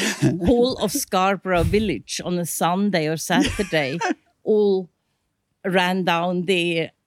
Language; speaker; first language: English; non-native, fluent; Swiss German